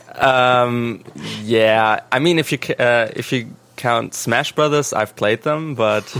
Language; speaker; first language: English; non-native, fluent; German